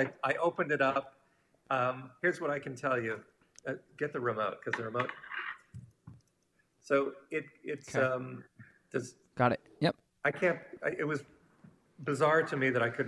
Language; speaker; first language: English; native; English